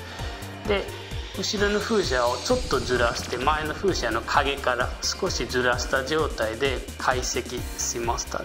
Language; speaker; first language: Japanese; non-native, fluent; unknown